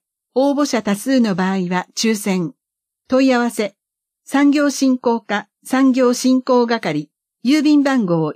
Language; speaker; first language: Japanese; native; Japanese